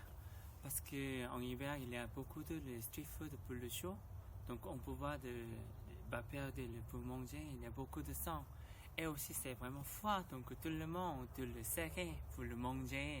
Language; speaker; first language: French; non-native, learner; Korean